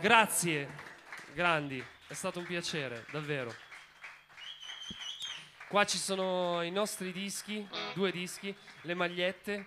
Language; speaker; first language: Italian; native; Italian